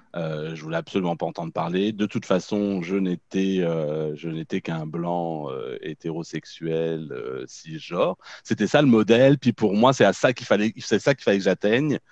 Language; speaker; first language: French; native; French